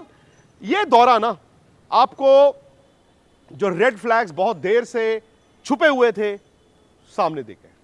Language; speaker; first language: Hindi; native; Hindi